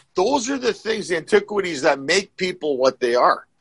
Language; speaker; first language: English; native; English